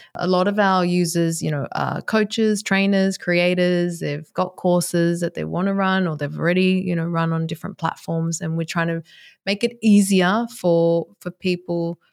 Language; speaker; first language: English; native; English